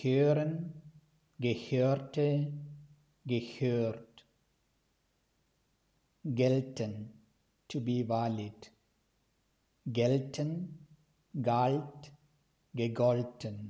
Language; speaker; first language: German; non-native, fluent; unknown